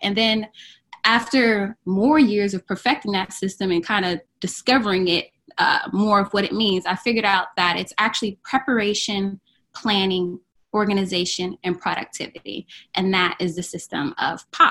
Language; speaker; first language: English; native; English